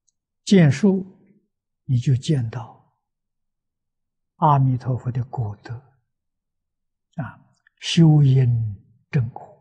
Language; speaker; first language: Chinese; native; Chinese